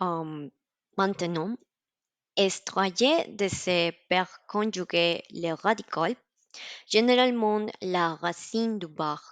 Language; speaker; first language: French; non-native, learner; Spanish